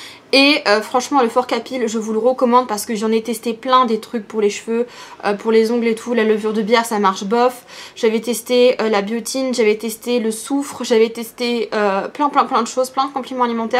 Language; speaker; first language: French; native; French